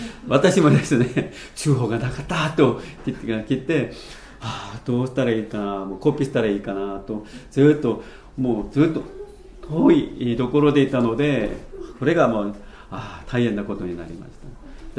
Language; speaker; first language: Japanese; non-native, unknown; Korean